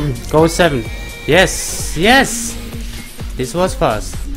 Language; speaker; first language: English; non-native, learner; German